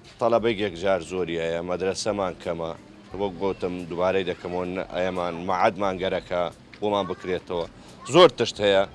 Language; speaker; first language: Central Kurdish; non-native, local second language; Kurdish